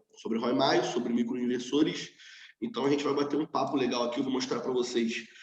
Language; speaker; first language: Portuguese; native; Portuguese